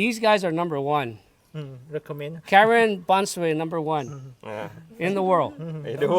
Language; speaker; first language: English; non-native, learner; Thai